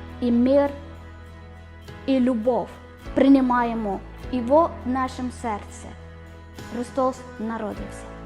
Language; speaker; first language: Ukrainian; non-native, learner; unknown